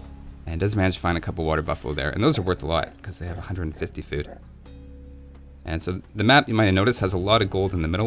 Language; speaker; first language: English; native; English